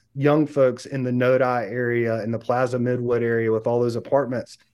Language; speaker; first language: English; native; English